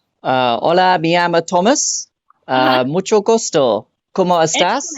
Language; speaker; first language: Spanish; non-native, learner; English